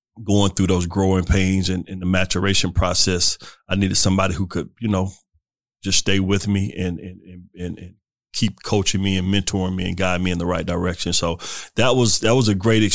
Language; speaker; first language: English; native; English